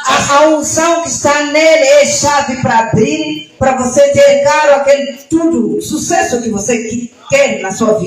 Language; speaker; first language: Portuguese; non-native, local second language; Shona